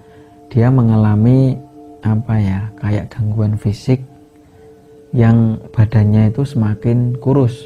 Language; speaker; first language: Indonesian; native; Indonesian